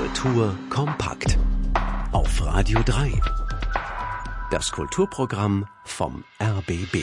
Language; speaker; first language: German; native; German